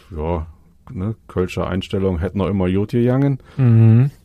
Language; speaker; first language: German; native; German